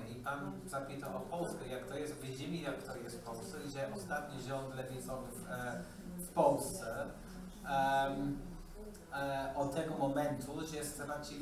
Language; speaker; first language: Polish; non-native, learner; English